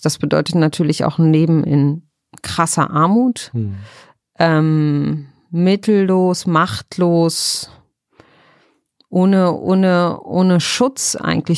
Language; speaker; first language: German; early bilingual, other home language; Arabic